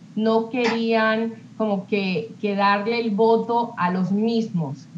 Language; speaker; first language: Spanish; early bilingual, heritage; Spanish